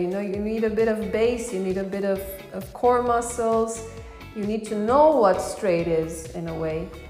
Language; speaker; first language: English; non-native, fluent; Romanian